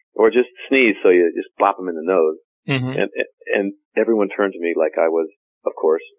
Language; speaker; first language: English; native; English